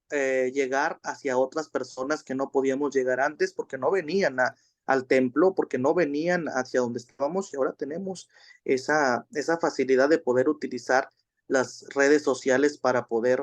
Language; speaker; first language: Spanish; native; Spanish